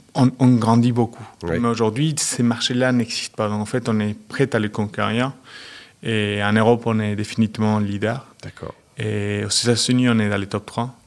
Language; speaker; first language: French; non-native, fluent; Spanish